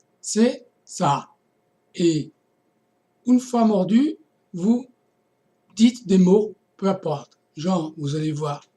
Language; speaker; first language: French; non-native, fluent; Portuguese